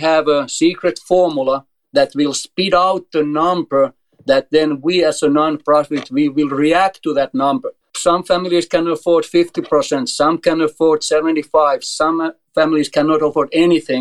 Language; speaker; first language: English; non-native, fluent; Finnish